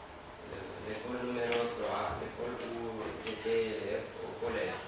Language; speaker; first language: French; non-native, learner; Romanian